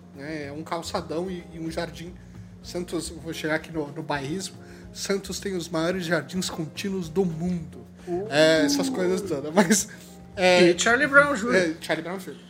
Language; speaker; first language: Portuguese; native; Portuguese